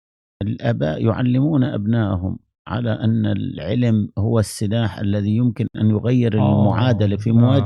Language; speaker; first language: Arabic; native; Arabic